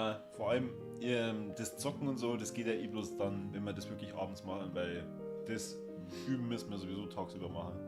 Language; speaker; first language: German; native; German